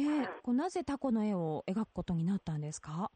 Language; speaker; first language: Japanese; native; Japanese